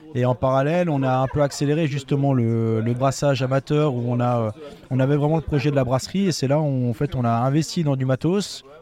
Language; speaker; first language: French; native; French